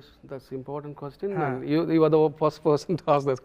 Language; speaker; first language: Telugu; non-native, learner; Tamil